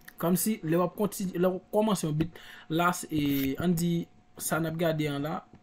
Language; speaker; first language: French; non-native, local second language; Haitian Creole